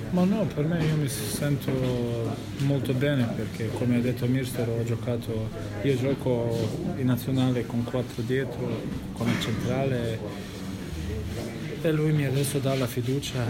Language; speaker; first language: Italian; non-native, fluent; Bosnian